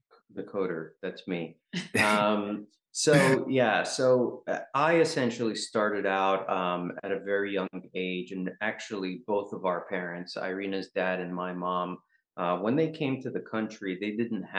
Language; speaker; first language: English; native; English